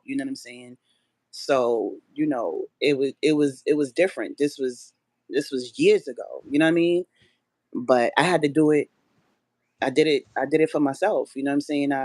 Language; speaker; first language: English; native; English